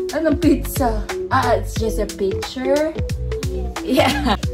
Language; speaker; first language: English; non-native, local second language; Filipino